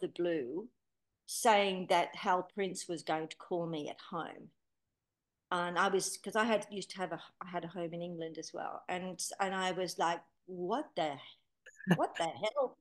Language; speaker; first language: English; native; English